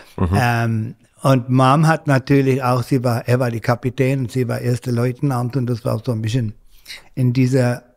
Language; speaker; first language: German; non-native, learner; English